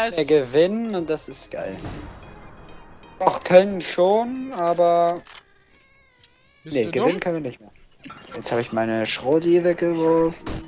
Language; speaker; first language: German; native; German